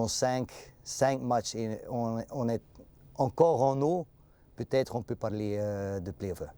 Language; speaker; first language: French; non-native, local second language; Dutch